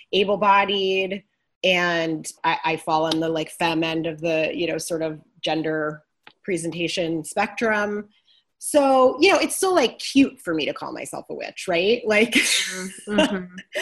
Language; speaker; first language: English; native; English